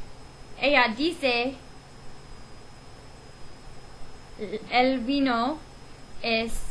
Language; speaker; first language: Spanish; non-native, learner; English